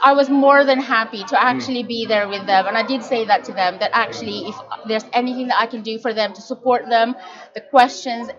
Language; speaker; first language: English; non-native, local second language; Filipino